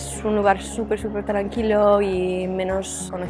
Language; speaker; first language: Spanish; non-native, fluent; English